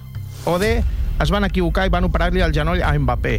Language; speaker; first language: Catalan; native; Catalan